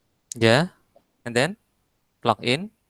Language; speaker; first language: English; non-native, fluent; Indonesian